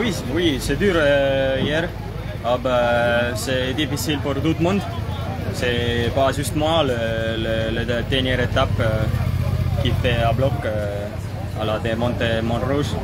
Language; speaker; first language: French; non-native, learner; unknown